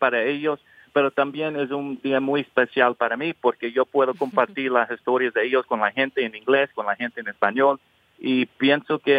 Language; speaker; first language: Spanish; early bilingual, heritage; English